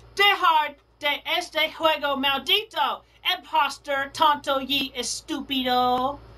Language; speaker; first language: Spanish; non-native, learner; English